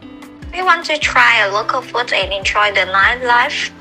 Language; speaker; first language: English; non-native, learner; Vietnamese